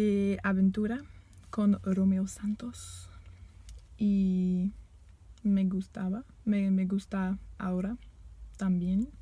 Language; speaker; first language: Spanish; non-native, fluent; French